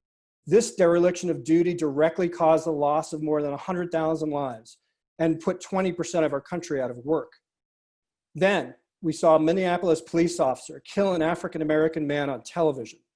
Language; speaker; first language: English; native; English